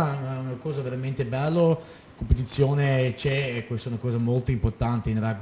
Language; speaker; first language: Italian; non-native, fluent; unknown